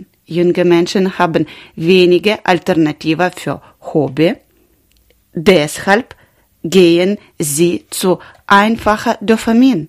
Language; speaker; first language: German; non-native, learner; Ukrainian